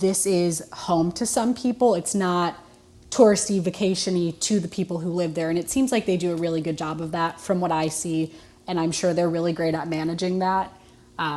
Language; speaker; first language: English; native; English